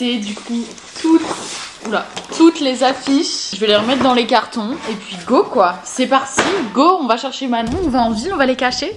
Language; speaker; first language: French; native; French